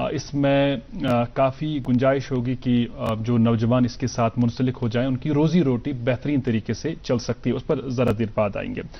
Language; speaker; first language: Hindi; non-native, local second language; Kashmiri